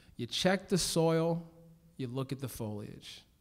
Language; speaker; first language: English; native; English